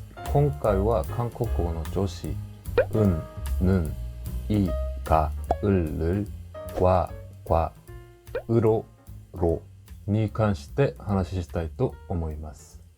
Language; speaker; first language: Japanese; non-native, fluent; Korean